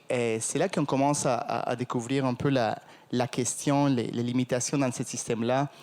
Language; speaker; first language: French; non-native, fluent; Spanish